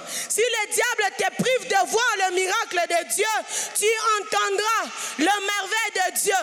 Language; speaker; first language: French; non-native, local second language; Swahili